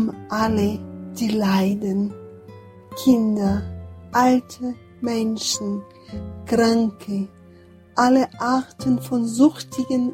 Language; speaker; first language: German; non-native, fluent; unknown